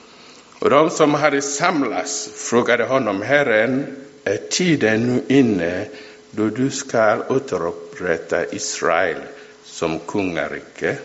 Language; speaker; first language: Swedish; non-native, fluent; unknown